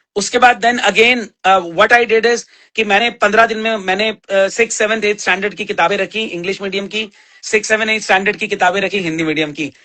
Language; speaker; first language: Hindi; native; Hindi